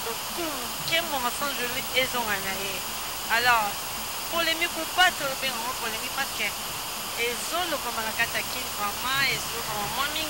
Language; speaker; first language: French; non-native, local second language; Lingala